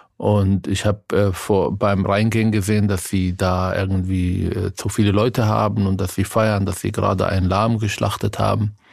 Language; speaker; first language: German; non-native, fluent; Arabic